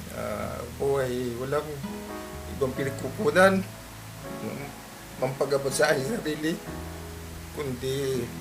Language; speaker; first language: Filipino; native; Filipino